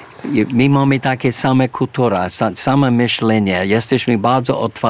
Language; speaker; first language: Polish; early bilingual, heritage; English